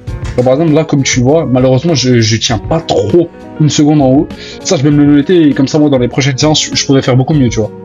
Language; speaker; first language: French; native; French